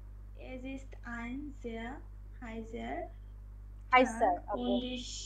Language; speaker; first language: German; non-native, learner; Bangla